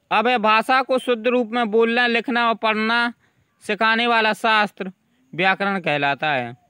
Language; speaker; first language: Hindi; native; Hindi